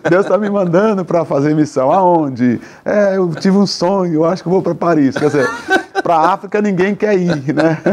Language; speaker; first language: Portuguese; native; Portuguese